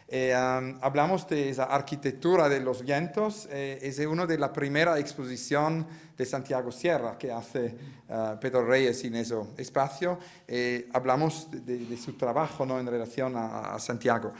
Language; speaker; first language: Spanish; non-native, learner; Italian